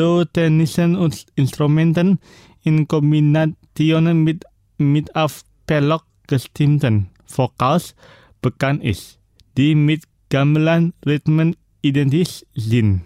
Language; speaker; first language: German; non-native, fluent; Indonesian